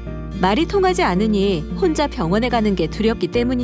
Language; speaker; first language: Korean; native; Korean